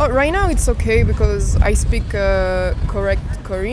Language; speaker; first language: English; non-native, fluent; French